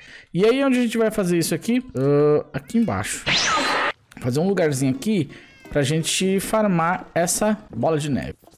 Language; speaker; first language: Portuguese; native; Portuguese